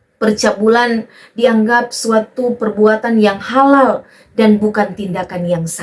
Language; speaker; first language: Indonesian; native; Indonesian